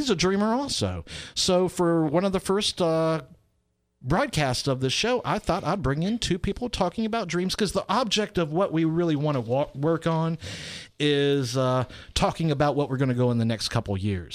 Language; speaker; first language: English; native; English